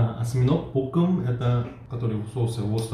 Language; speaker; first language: Russian; non-native, learner; Korean